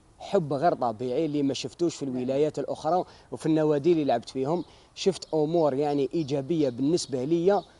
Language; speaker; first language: Arabic; native; Arabic